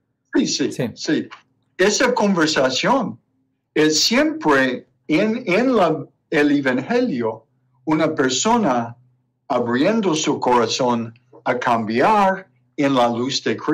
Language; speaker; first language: Spanish; non-native, learner; English